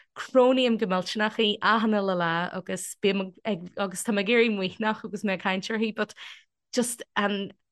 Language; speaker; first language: Irish; non-native, local second language; English